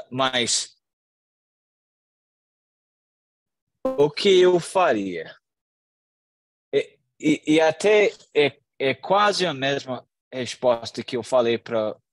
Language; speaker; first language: Portuguese; non-native, learner; English